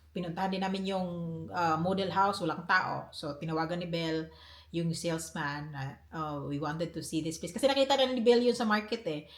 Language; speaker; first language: Filipino; non-native, local second language; Cebuano